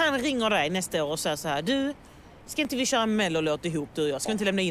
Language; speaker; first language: Swedish; native; Swedish